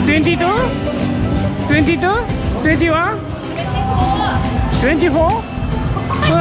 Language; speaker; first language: English; non-native, learner; Japanese